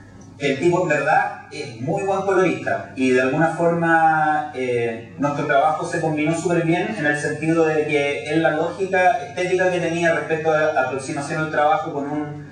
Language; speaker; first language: Spanish; native; Spanish